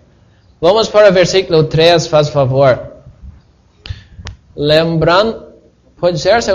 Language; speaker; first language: Portuguese; non-native, fluent; English